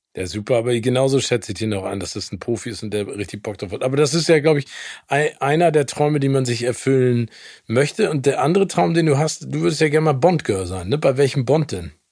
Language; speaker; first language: German; native; German